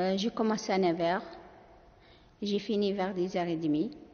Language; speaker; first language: French; non-native, learner; Arabic